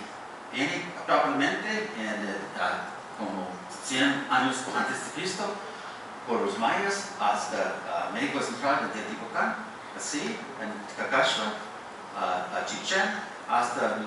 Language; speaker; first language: Spanish; non-native, fluent; English